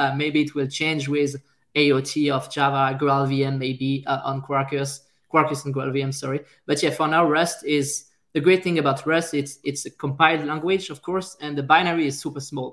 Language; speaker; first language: English; non-native, fluent; French